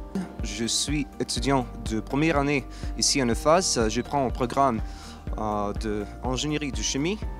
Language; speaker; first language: French; non-native, learner; Azerbaijani